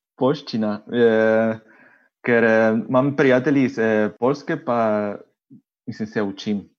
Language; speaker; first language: Slovenian; non-native, fluent; Spanish